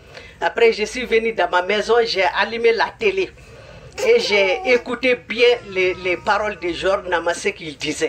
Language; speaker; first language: French; non-native, local second language; Bambara